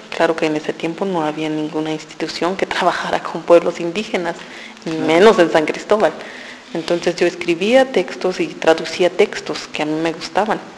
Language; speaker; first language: Spanish; non-native, local second language; Tzotzil